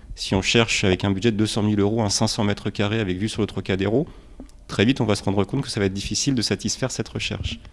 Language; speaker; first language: French; early bilingual, other home language; Romanian